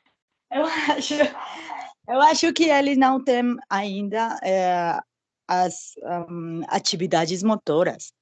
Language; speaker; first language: Portuguese; non-native, learner; Spanish